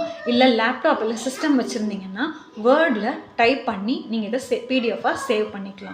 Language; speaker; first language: Tamil; native; Tamil